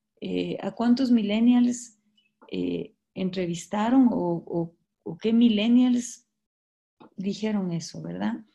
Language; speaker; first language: Spanish; native; Spanish